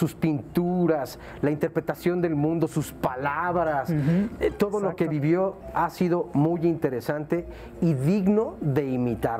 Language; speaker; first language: Spanish; native; Spanish